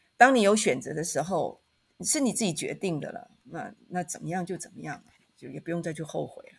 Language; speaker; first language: Chinese; native; Chinese